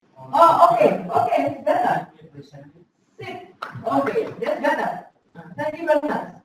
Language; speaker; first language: English; non-native, fluent; Indonesian